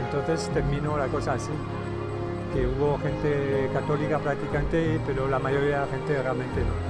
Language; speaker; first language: Spanish; non-native, fluent; French